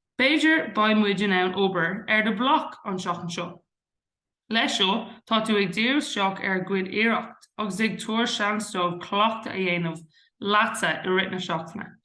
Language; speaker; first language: Irish; non-native, local second language; English